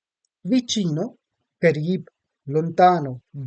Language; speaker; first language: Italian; non-native, learner; Urdu